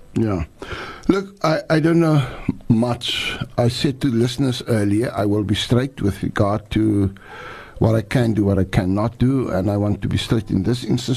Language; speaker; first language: English; non-native, local second language; Afrikaans